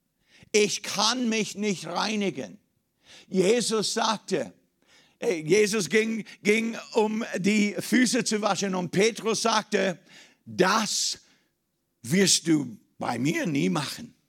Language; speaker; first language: German; non-native, fluent; English